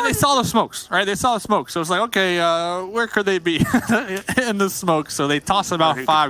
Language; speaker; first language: English; native; English